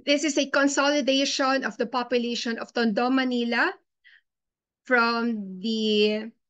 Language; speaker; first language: English; non-native, local second language; Filipino